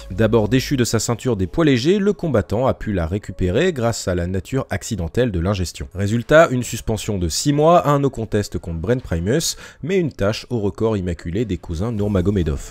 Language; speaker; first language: French; native; French